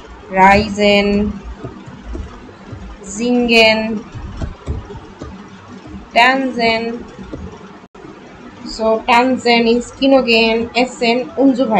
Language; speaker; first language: German; non-native, learner; Bangla